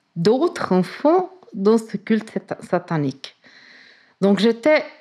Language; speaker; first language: French; native; French